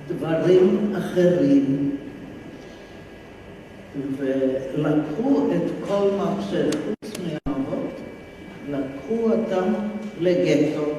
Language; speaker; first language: Hebrew; non-native, fluent; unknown